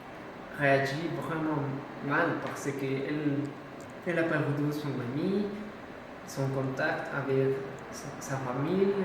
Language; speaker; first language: French; non-native, learner; Spanish